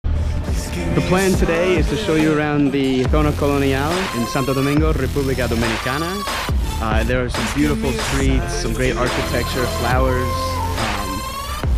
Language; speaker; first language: English; native; English